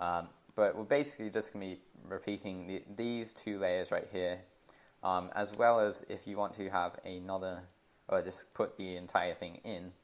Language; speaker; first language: English; native; English